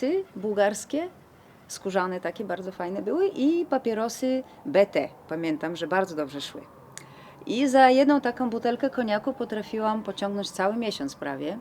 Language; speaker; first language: Polish; non-native, fluent; Bulgarian